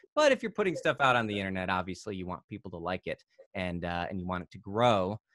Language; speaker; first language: English; native; English